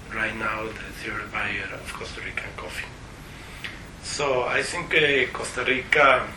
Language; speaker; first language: English; non-native, fluent; Spanish